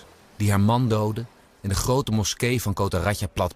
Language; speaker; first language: Dutch; native; Dutch